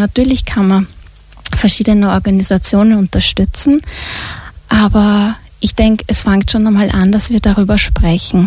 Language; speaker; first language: German; native; German